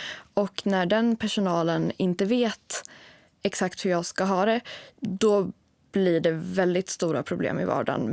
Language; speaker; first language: Swedish; native; Swedish